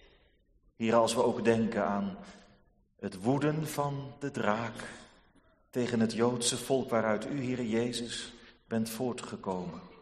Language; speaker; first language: Dutch; native; Dutch